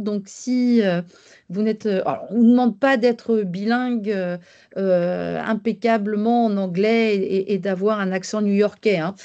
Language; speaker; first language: French; native; French